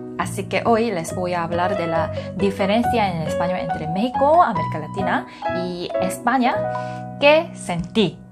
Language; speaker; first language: Spanish; non-native, learner; Korean